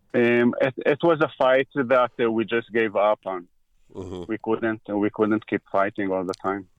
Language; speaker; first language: English; early bilingual, heritage; Hebrew